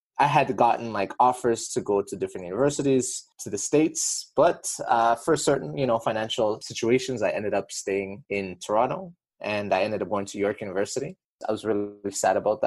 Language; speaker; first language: English; native; English